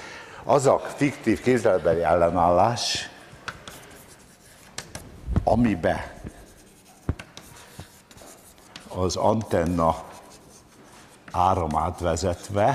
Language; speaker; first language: Hungarian; native; Hungarian